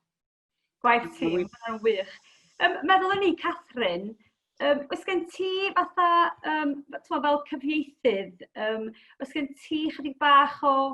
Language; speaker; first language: Welsh; native; Welsh